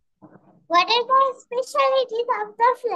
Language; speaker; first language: English; non-native, learner; Bangla